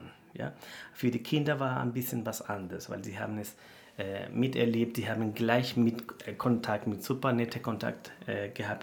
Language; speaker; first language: German; non-native, fluent; Spanish